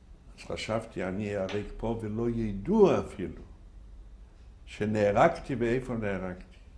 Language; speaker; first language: Hebrew; non-native, fluent; Yiddish